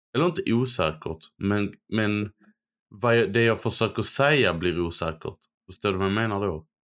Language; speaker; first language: Swedish; non-native, fluent; Arabic